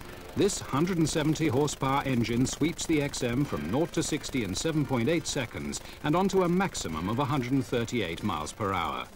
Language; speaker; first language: English; native; English